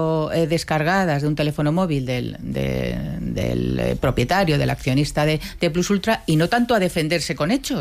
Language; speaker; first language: Spanish; native; Spanish